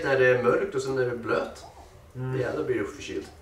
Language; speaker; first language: Swedish; native; Swedish